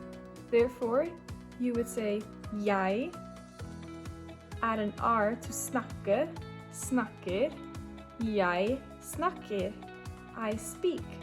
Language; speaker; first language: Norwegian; non-native, learner; English